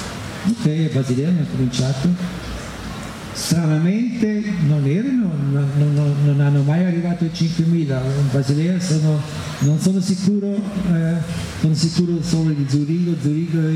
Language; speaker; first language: Italian; non-native, fluent; German